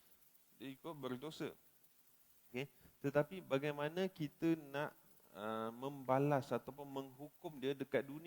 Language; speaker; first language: Malay; native; Malay